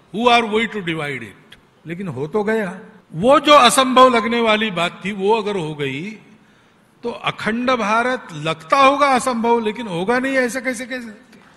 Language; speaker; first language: Hindi; non-native, local second language; Marathi